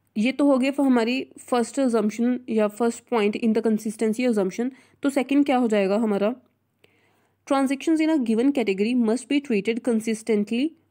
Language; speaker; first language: Hindi; non-native, local second language; Punjabi